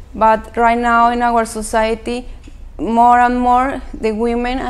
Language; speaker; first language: English; non-native, fluent; Spanish